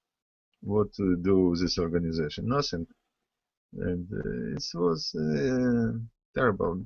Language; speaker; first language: English; non-native, learner; Russian